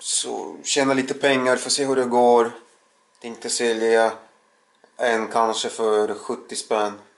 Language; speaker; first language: Swedish; non-native, learner; Russian